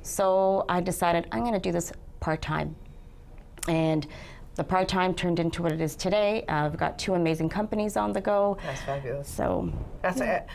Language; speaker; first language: English; native; English